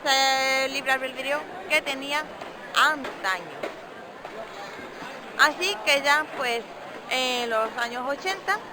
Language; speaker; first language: Spanish; native; Spanish